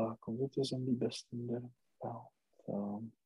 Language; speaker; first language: German; non-native, learner; Czech